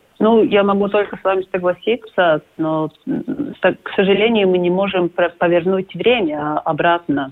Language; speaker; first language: Russian; non-native, local second language; Latvian